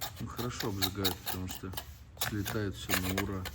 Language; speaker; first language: Russian; native; Russian